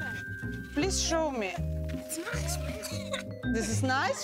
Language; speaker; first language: English; non-native, learner; Russian